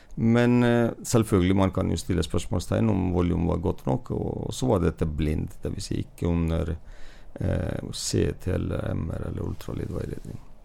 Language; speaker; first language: Norwegian; non-native, fluent; Hindi